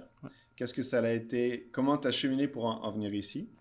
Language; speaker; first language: French; native; French